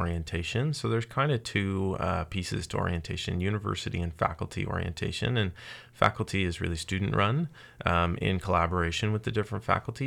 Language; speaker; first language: English; native; English